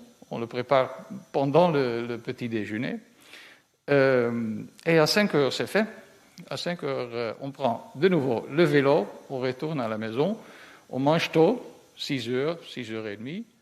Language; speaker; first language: French; non-native, fluent; Dutch